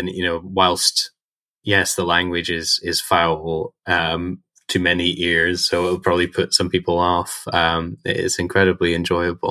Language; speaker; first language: English; native; English